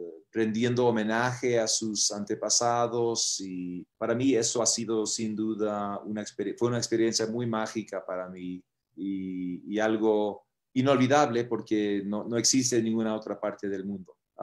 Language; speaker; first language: Spanish; early bilingual, other home language; English